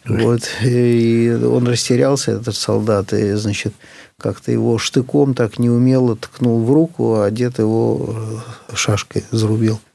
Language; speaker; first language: Russian; native; Russian